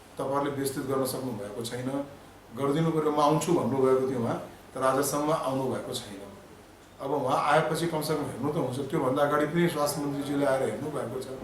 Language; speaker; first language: Nepali; non-native, local second language; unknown